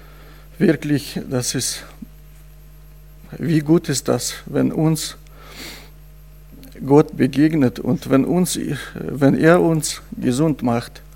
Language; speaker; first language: German; non-native, fluent; Russian